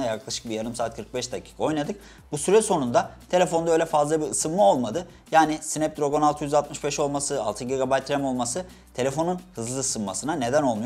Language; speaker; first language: Turkish; native; Turkish